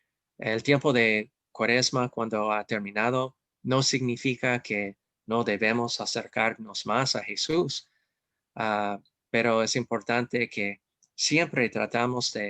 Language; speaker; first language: Spanish; non-native, fluent; English